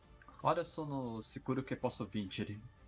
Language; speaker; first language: Italian; non-native, fluent; Portuguese